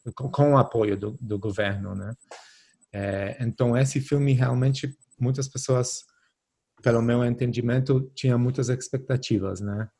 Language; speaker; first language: Portuguese; non-native, fluent; Polish